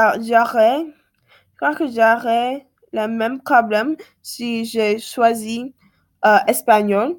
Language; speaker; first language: French; non-native, learner; English